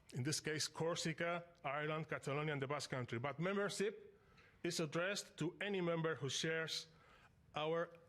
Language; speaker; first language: English; non-native, fluent; Basque